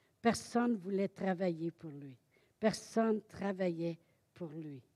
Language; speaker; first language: French; native; French